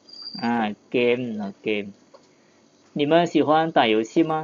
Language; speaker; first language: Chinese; non-native, fluent; Lao